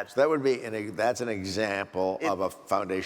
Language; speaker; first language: English; native; English